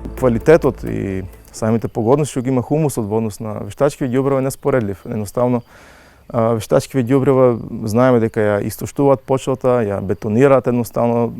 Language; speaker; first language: Macedonian; native; Macedonian